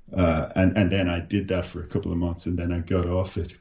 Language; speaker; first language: English; native; English